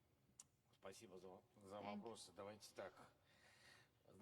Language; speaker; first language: Russian; native; Russian